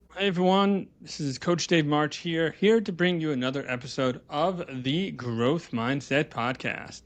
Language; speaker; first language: English; native; English